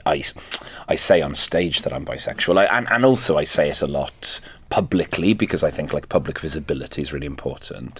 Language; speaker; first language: English; non-native, local second language; Welsh